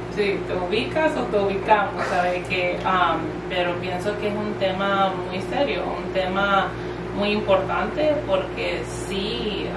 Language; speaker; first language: Spanish; early bilingual, heritage; Spanish